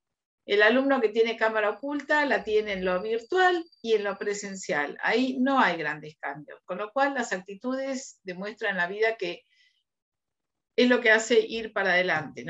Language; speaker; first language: Spanish; native; Spanish